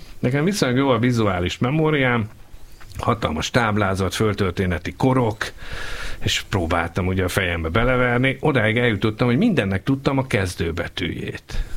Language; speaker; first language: Hungarian; native; Hungarian